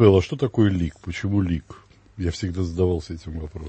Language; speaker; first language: Russian; native; Russian